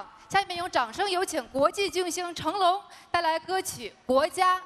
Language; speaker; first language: Chinese; native; Chinese